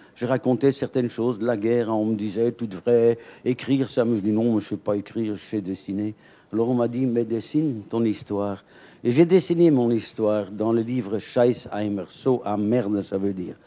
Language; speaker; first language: French; native; French